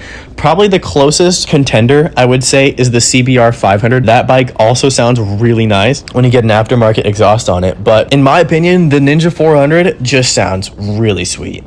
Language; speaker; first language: English; native; English